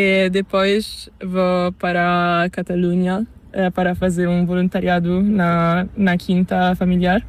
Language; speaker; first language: Spanish; non-native, fluent; Italian